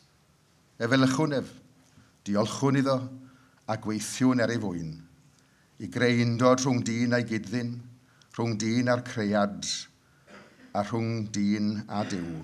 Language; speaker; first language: Welsh; native; Welsh